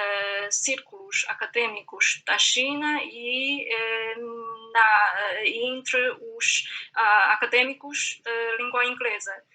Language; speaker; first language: Portuguese; non-native, fluent; Chinese